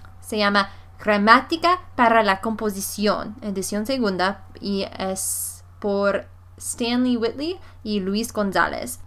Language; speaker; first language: Spanish; non-native, fluent; English